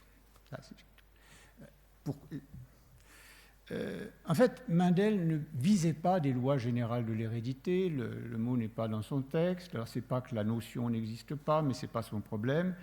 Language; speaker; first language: French; native; French